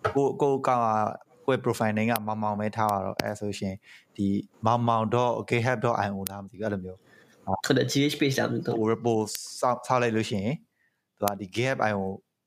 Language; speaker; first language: Burmese; native; Burmese